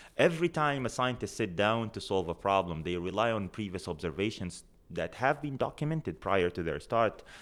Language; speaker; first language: English; non-native, fluent; Arabic